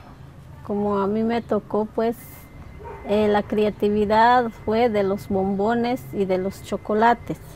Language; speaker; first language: Spanish; non-native, local second language; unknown